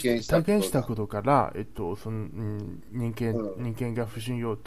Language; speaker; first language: Japanese; non-native, learner; Chinese